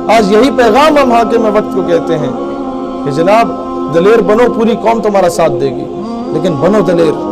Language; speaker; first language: Urdu; non-native, local second language; Punjabi